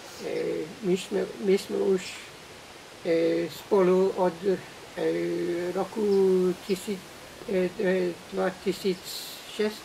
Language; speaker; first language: Czech; non-native, learner; English